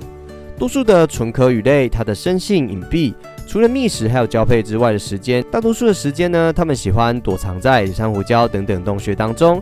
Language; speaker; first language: Chinese; native; Chinese